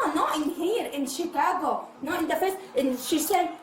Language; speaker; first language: English; non-native, learner; Arabic